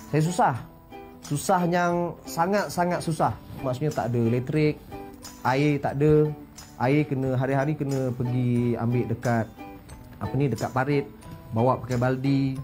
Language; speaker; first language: Malay; native; Malay